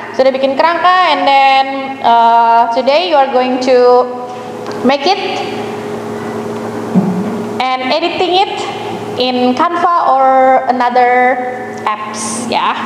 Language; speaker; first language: English; non-native, fluent; Indonesian